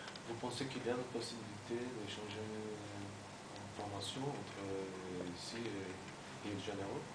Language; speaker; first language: French; non-native, learner; Portuguese